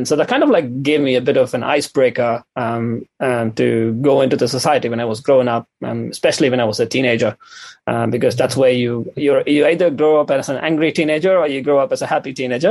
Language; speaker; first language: English; non-native, local second language; Tamil